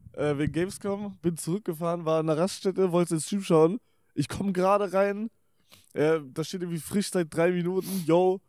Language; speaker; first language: German; non-native, local second language; Luxembourgish